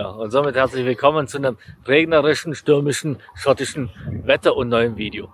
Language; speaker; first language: German; native; German